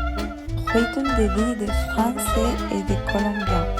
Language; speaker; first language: French; non-native, learner; Spanish